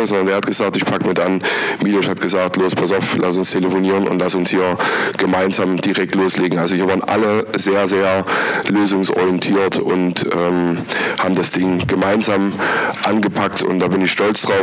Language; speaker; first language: German; native; German